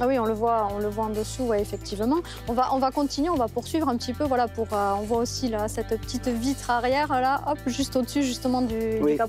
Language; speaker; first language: French; native; French